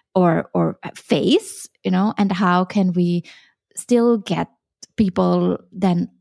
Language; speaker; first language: English; non-native, fluent; German